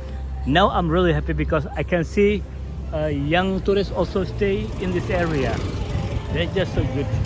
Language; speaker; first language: English; non-native, fluent; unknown